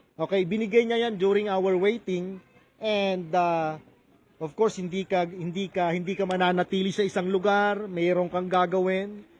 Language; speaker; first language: Filipino; native; Filipino